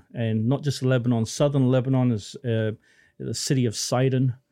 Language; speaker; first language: English; native; English